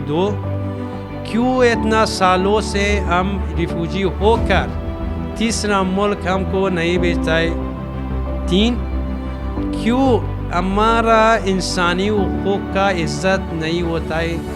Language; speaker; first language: Hindi; non-native, fluent; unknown